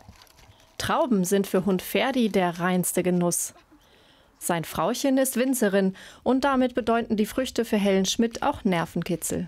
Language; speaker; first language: German; native; German